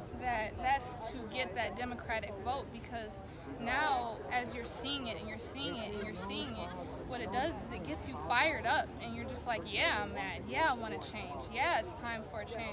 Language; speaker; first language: English; native; English